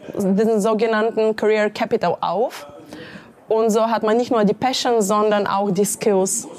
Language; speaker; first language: German; non-native, fluent; Bulgarian